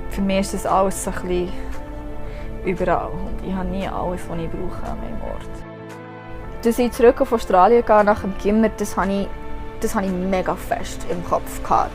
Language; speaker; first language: German; non-native, fluent; English